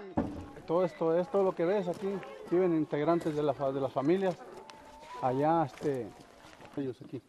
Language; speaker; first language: Spanish; native; Spanish